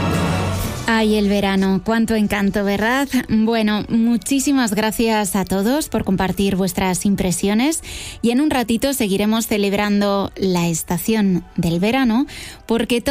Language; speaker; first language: Spanish; native; Spanish